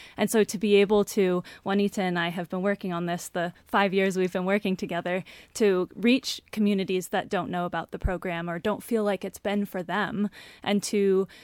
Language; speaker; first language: English; native; English